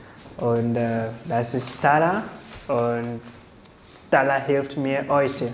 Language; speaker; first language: German; non-native, learner; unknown